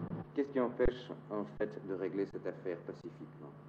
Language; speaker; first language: French; native; French